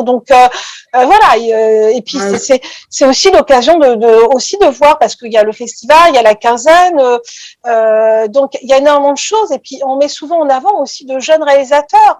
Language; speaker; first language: French; native; French